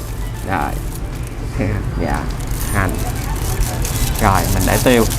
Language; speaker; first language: Vietnamese; native; Vietnamese